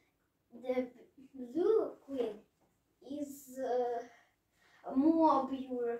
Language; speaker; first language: English; non-native, learner; Russian